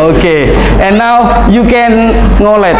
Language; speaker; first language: English; non-native, fluent; Indonesian